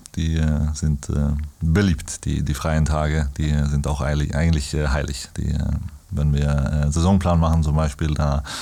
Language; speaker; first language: German; non-native, fluent; Norwegian